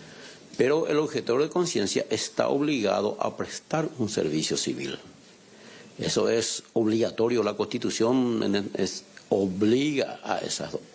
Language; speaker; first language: Spanish; native; Spanish